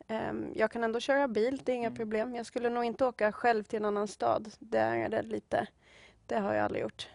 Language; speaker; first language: Swedish; native; Swedish